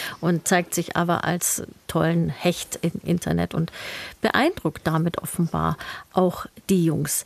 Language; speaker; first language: German; native; German